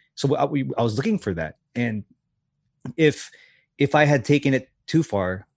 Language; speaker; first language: English; native; English